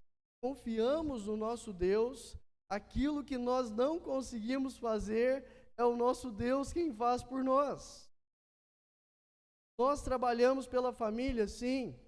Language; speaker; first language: Portuguese; native; Portuguese